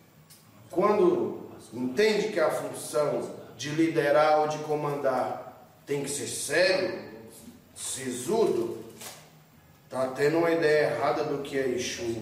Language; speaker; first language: Portuguese; native; Portuguese